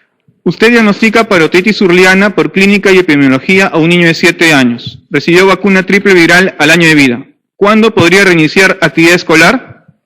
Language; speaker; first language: Spanish; native; Spanish